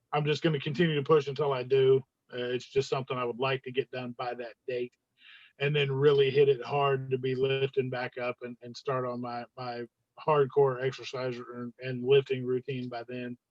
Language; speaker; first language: English; native; English